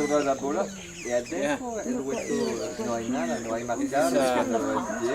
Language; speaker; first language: Spanish; non-native, learner; French